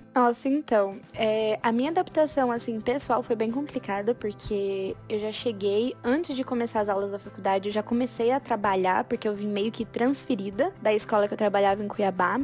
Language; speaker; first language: Portuguese; native; Portuguese